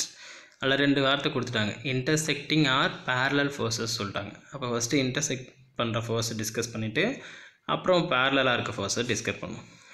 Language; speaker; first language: Tamil; native; Tamil